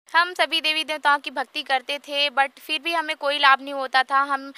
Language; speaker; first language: Hindi; native; Hindi